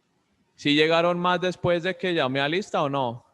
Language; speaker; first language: Spanish; native; Spanish